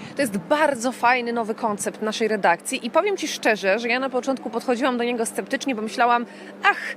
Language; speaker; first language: Polish; native; Polish